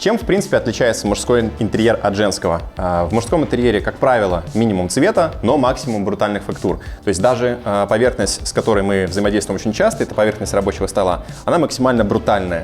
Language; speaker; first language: Russian; native; Russian